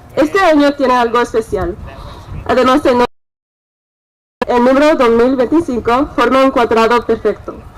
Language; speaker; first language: Spanish; early bilingual, heritage; Spanish